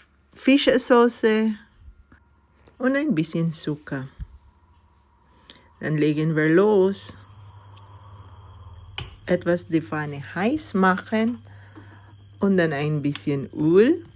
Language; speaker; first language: German; non-native, learner; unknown